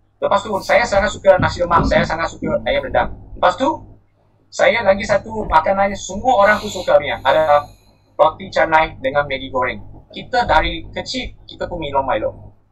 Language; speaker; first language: Malay; non-native, local second language; Chinese